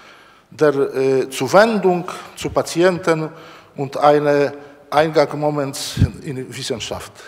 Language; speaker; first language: German; non-native, learner; Polish